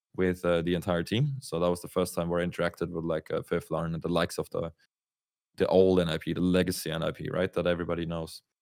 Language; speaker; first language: English; non-native, fluent; German